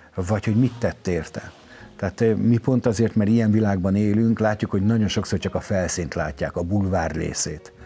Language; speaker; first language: Hungarian; native; Hungarian